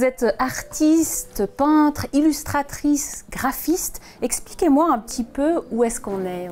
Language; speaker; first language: French; native; French